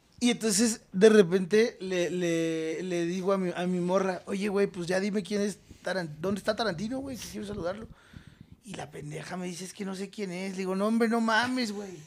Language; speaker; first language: Spanish; native; Spanish